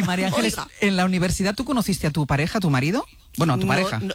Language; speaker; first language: Spanish; native; Spanish